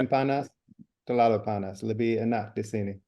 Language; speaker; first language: Indonesian; non-native, fluent; English